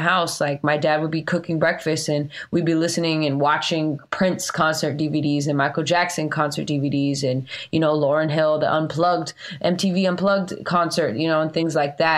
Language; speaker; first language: English; native; English